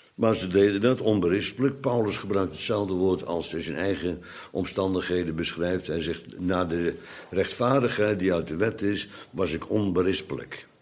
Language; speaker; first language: Dutch; native; Dutch